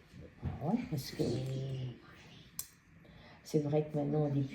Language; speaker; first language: French; native; French